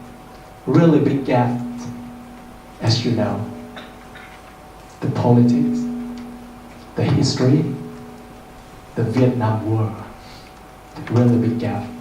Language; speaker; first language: English; non-native, fluent; Vietnamese